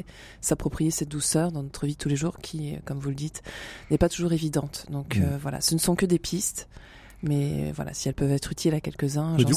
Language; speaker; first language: French; native; French